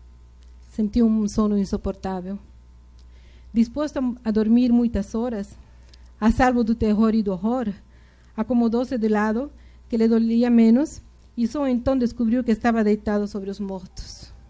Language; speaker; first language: Portuguese; non-native, fluent; Spanish